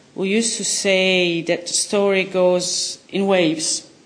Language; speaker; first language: English; non-native, fluent; Italian